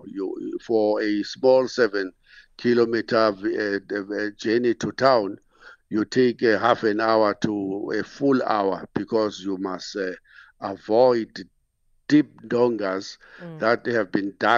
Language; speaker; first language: English; non-native, local second language; Xhosa